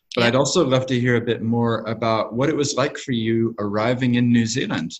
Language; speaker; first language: English; native; English